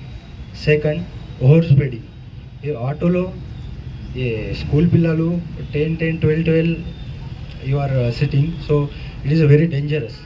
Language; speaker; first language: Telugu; non-native, learner; Hindi